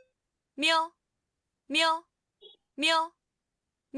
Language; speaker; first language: Japanese; non-native, learner; Filipino